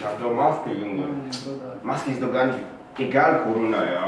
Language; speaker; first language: German; non-native, learner; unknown